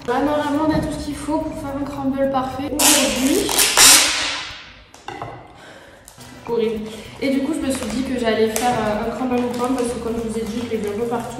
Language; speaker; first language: French; native; French